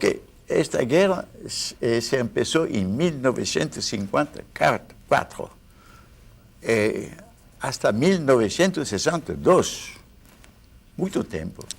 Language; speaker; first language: Spanish; non-native, fluent; French